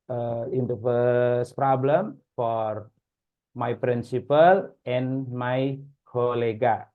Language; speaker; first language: English; non-native, learner; Indonesian